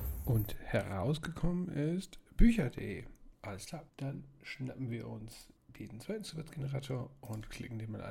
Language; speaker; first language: German; native; German